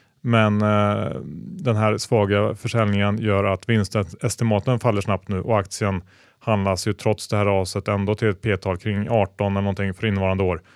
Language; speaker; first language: Swedish; native; Swedish